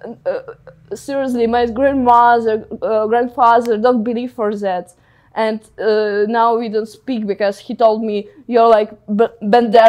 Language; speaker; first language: English; non-native, learner; Ukrainian